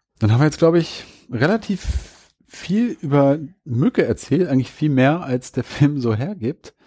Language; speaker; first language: German; native; German